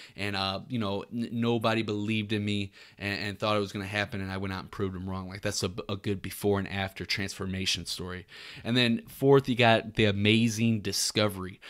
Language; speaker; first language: English; native; English